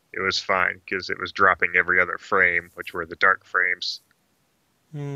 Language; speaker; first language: English; native; English